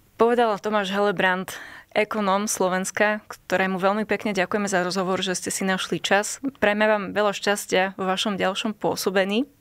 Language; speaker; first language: Slovak; native; Slovak